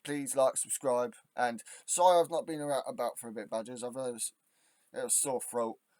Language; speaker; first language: English; native; English